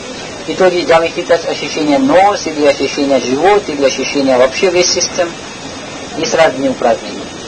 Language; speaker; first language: Russian; non-native, learner; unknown